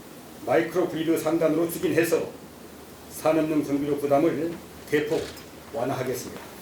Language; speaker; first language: Korean; native; Korean